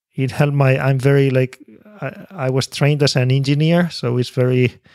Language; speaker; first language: English; non-native, fluent; Spanish